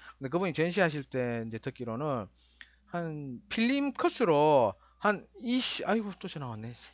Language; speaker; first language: Korean; native; Korean